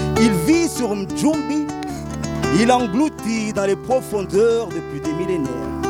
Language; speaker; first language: French; native; French